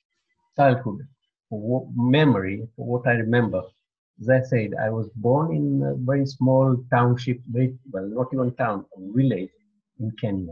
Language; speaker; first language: English; non-native, local second language; Gujarati